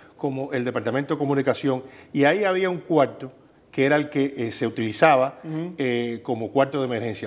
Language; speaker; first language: Spanish; native; Spanish